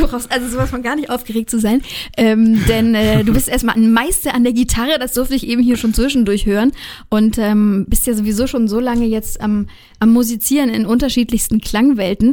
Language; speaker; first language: German; native; German